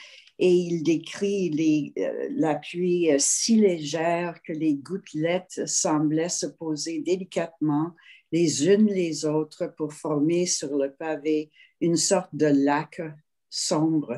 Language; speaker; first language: French; non-native, fluent; English